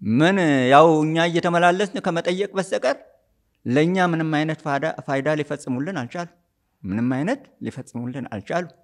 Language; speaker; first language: Amharic; non-native, local second language; Oromo